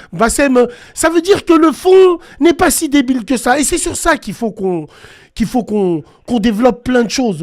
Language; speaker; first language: French; early bilingual, other home language; Arabic